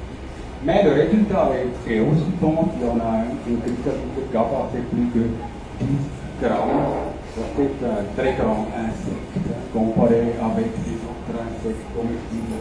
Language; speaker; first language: French; non-native, fluent; German